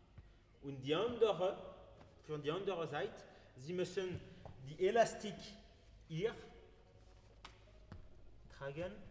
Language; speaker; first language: German; non-native, learner; French